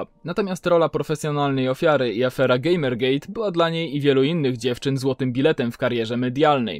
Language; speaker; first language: Polish; native; Polish